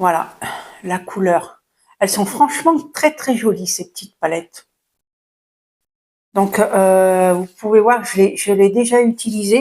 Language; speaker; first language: French; native; French